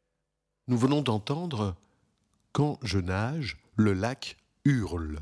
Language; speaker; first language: French; native; French